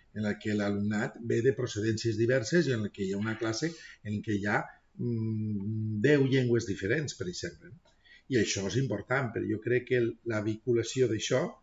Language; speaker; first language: Catalan; non-native, local second language; Spanish